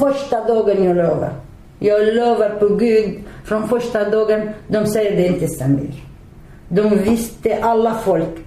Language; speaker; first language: Swedish; non-native, learner; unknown